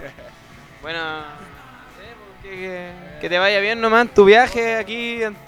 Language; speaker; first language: Spanish; native; Spanish